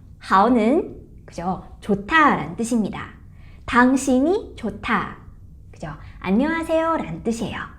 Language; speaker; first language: Korean; non-native, fluent; Chinese